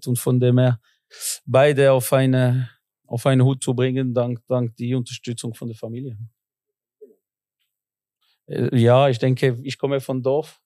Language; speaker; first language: German; non-native, local second language; French